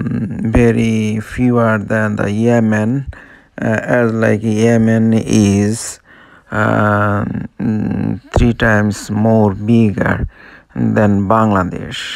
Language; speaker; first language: English; non-native, local second language; Bangla